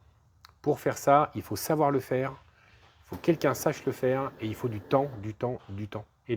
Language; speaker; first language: French; native; French